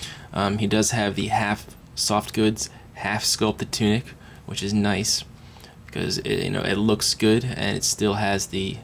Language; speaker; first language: English; native; English